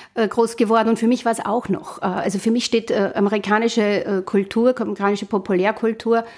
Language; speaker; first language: German; native; German